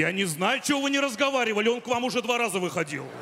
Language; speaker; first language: Russian; native; Russian